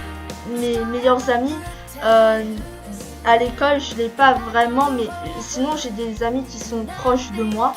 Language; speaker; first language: French; early bilingual, other home language; Korean